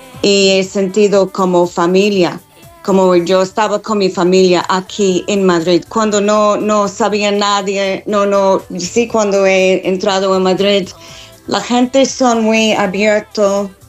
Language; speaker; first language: Spanish; non-native, fluent; English